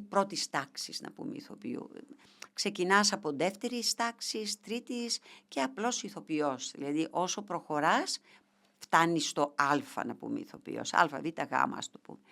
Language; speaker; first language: Greek; non-native, fluent; Bulgarian